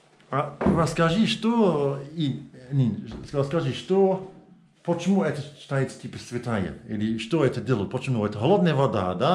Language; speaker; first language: Russian; non-native, fluent; English